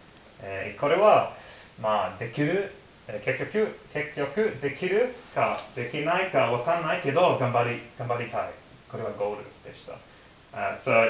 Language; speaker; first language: Japanese; non-native, learner; English